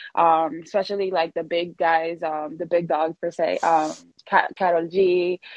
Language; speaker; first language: English; early bilingual, other home language; Spanish